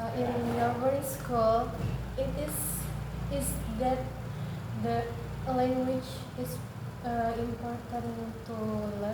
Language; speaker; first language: English; non-native, learner; Indonesian